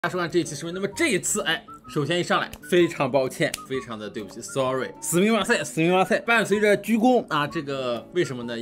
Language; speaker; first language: Chinese; native; Chinese